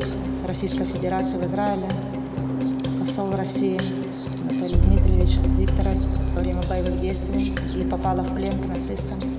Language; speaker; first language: Russian; native; Russian